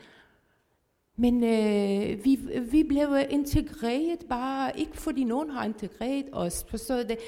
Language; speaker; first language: Danish; non-native, fluent; Persian